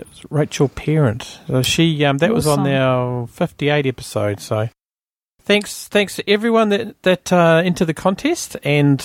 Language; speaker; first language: English; native; English